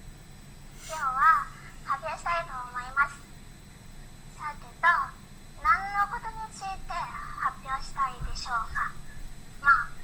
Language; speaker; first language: Japanese; non-native, learner; Indonesian